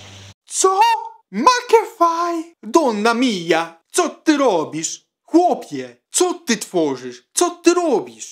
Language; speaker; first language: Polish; non-native, fluent; Italian